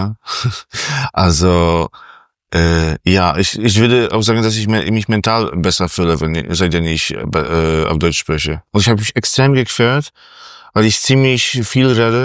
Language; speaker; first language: German; non-native, fluent; Polish